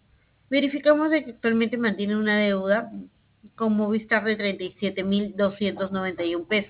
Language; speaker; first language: Spanish; native; Spanish